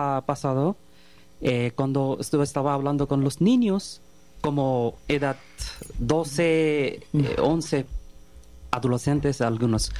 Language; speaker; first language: Spanish; non-native, learner; Bangla